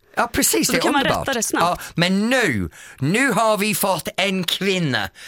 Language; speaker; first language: Swedish; non-native, fluent; English